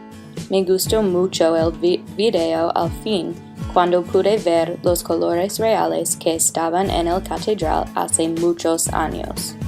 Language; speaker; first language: Spanish; non-native, learner; English